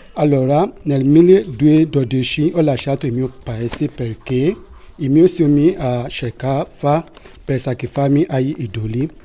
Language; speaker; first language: Italian; non-native, learner; Yoruba